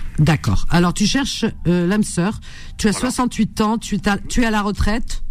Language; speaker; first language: French; native; French